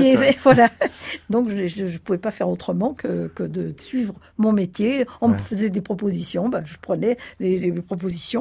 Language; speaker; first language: French; native; French